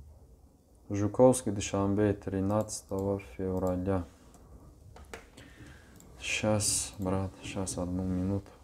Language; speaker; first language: Russian; non-native, local second language; Tajik